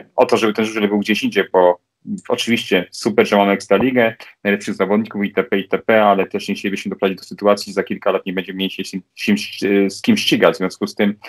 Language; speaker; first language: Polish; native; Polish